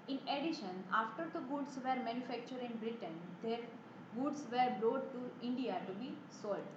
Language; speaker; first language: English; non-native, local second language; Gujarati